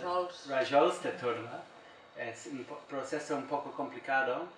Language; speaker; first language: Spanish; non-native, learner; English